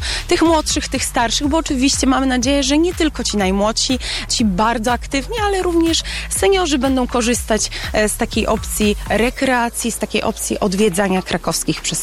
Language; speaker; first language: Polish; native; Polish